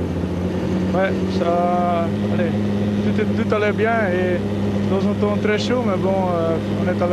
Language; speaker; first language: French; non-native, local second language; Dutch